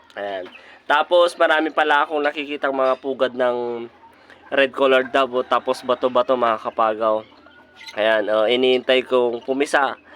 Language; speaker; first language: Filipino; native; Filipino